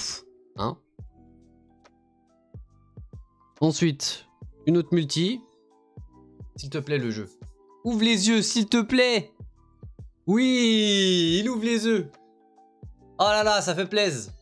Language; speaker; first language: French; native; French